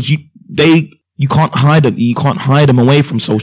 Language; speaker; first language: English; native; English